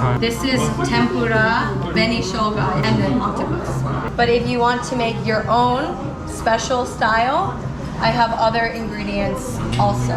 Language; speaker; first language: English; non-native, fluent; Japanese